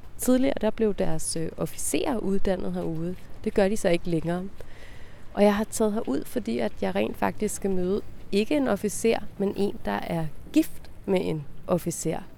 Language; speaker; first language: Danish; native; Danish